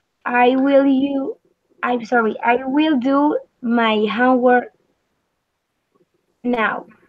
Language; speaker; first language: English; non-native, learner; Spanish